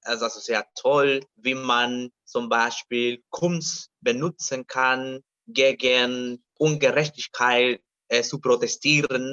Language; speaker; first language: German; non-native, learner; Spanish